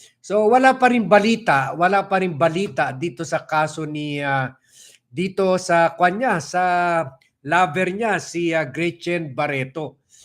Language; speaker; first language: Filipino; native; Filipino